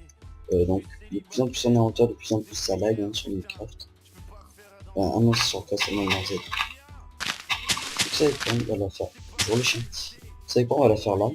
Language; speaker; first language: French; native; French